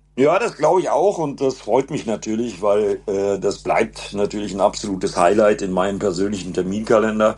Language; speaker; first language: German; native; German